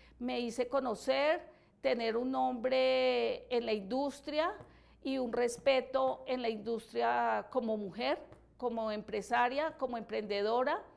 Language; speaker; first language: Spanish; native; Spanish